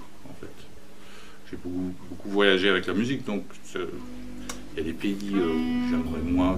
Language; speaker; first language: French; non-native, fluent; German